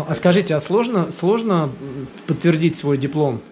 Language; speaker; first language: Russian; native; Russian